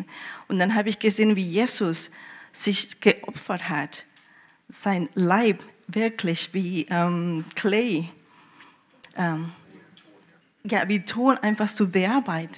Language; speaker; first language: German; early bilingual, heritage; German